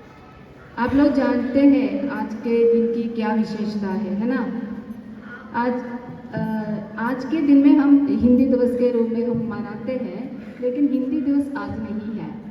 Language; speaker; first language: Hindi; non-native, local second language; Malayalam